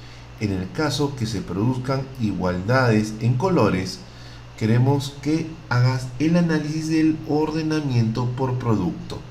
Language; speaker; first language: Spanish; native; Spanish